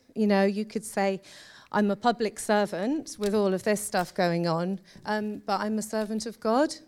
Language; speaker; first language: English; native; English